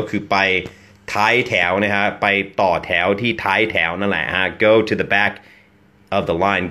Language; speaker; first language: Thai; non-native, fluent; English